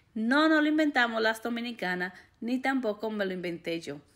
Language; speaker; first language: Spanish; native; Spanish